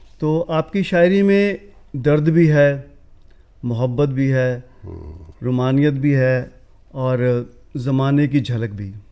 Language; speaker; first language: Urdu; non-native, local second language; Punjabi